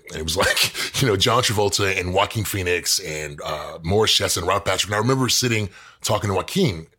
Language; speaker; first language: English; native; English